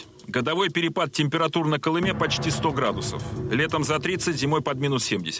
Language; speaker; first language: Russian; native; Russian